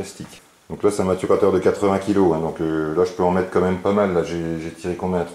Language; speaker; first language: French; native; French